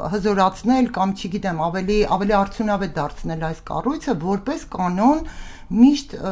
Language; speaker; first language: Armenian; native; Armenian